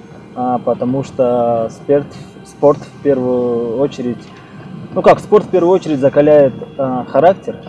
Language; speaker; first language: Russian; native; Russian